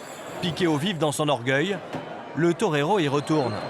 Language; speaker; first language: French; native; French